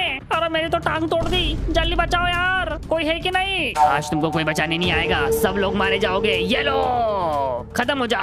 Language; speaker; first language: Hindi; native; Hindi